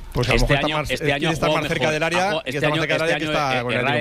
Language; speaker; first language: Spanish; native; Spanish